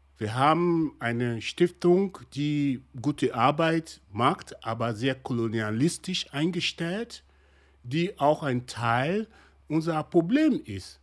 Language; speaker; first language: German; non-native, fluent; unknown